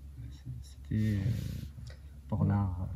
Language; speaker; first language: French; non-native, local second language; Arabic